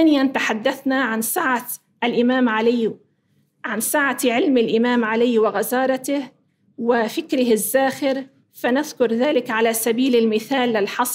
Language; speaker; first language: Arabic; native; Arabic